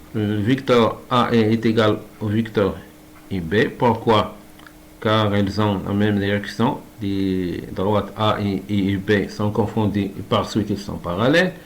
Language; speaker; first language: French; non-native, local second language; Arabic